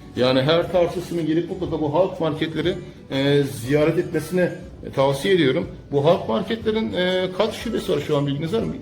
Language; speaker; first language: Turkish; native; Turkish